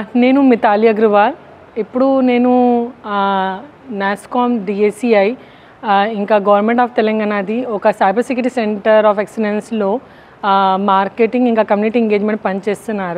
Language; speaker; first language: Telugu; non-native, local second language; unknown